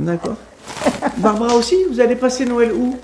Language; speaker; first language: French; native; French